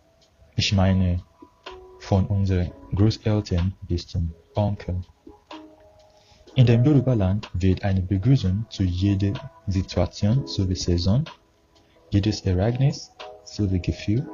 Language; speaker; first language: German; non-native, fluent; Yoruba